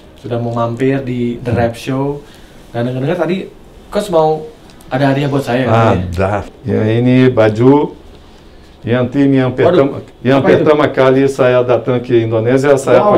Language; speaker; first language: Indonesian; non-native, fluent; Portuguese